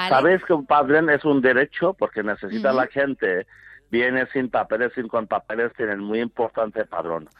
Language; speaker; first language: Spanish; non-native, learner; Bangla